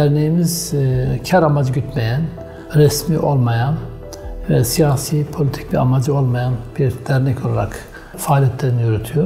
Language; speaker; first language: Turkish; native; Turkish